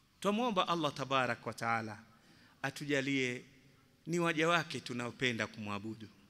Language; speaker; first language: Swahili; native; Swahili